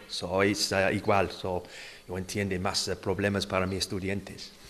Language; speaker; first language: Spanish; non-native, learner; English